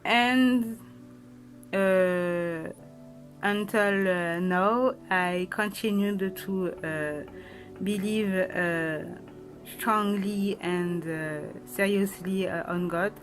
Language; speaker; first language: English; non-native, learner; French